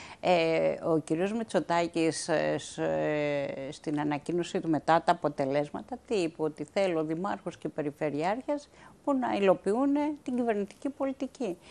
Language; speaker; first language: Greek; native; Greek